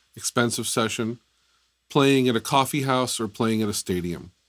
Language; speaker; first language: English; native; English